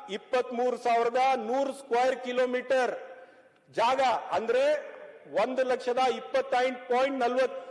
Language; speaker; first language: Kannada; non-native, local second language; Urdu